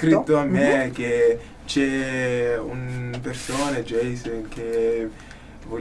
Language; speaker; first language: Italian; non-native, learner; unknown